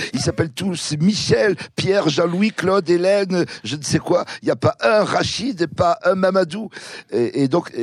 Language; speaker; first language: French; early bilingual, other home language; Kabyle